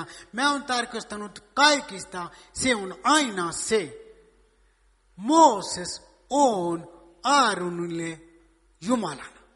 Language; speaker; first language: Finnish; non-native, fluent; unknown